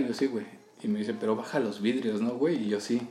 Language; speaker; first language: Spanish; native; Spanish